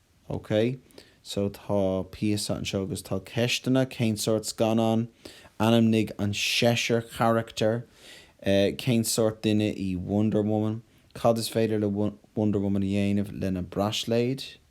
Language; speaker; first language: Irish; non-native, local second language; English